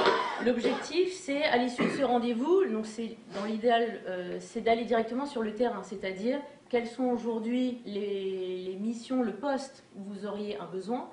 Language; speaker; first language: French; native; French